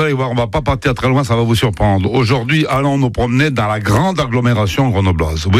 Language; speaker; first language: French; native; French